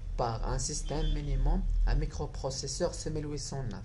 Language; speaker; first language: French; non-native, local second language; Arabic